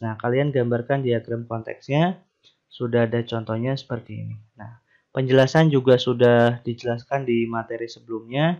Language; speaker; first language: Indonesian; native; Indonesian